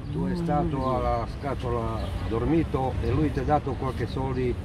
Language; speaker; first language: Italian; non-native, learner; Serbian